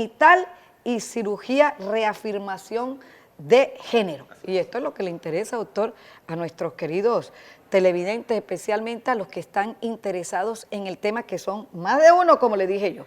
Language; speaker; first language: Spanish; native; Spanish